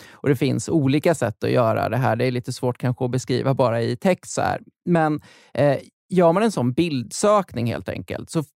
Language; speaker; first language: Swedish; native; Swedish